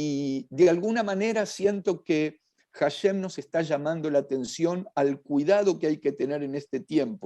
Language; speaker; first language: Spanish; native; Spanish